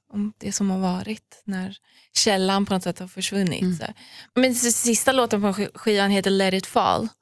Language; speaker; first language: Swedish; early bilingual, other home language; Persian